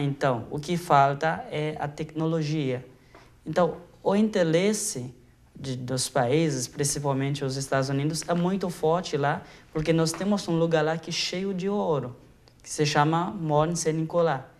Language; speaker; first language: Portuguese; non-native, fluent; Haitian Creole